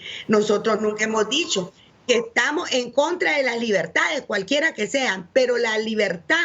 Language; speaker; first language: Spanish; native; Spanish